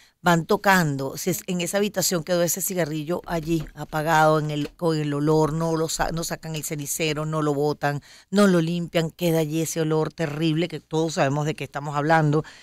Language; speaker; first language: Spanish; native; Spanish